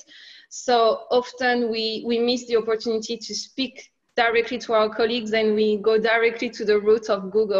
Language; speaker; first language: English; non-native, fluent; French